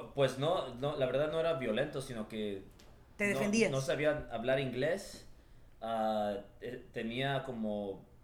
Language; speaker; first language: Spanish; early bilingual, heritage; Spanish